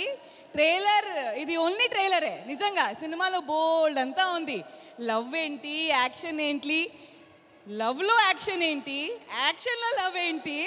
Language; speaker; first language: Telugu; non-native, learner; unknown